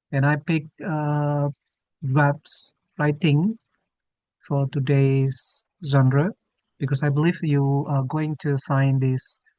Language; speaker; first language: English; non-native, fluent; Indonesian